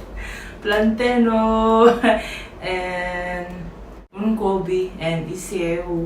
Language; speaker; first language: Igbo; non-native, learner; Filipino